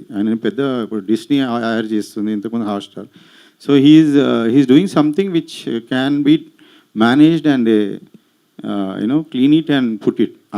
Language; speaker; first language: Telugu; native; Telugu